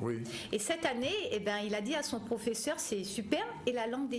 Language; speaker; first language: French; native; French